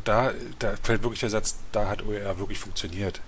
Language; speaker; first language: German; native; German